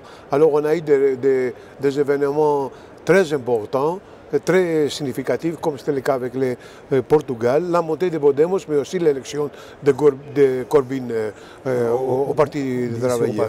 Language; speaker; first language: French; non-native, fluent; Greek